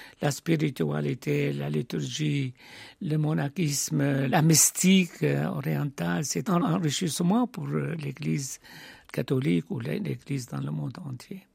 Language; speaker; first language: French; non-native, fluent; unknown